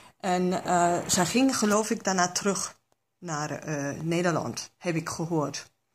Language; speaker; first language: Dutch; non-native, fluent; German